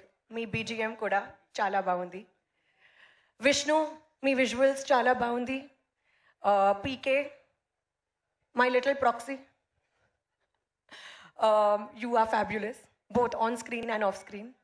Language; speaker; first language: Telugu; non-native, learner; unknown